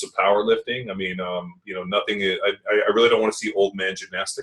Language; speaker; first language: English; native; English